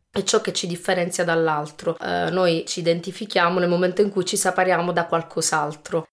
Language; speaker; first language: Italian; native; Italian